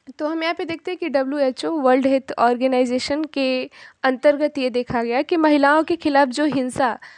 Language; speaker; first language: Hindi; native; Hindi